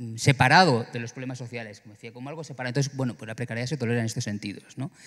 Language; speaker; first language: Spanish; native; Spanish